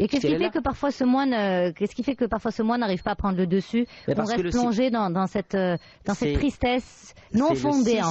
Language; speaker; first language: French; non-native, local second language; Arabic